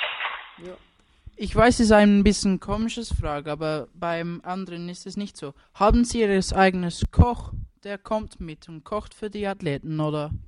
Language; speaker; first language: German; non-native, local second language; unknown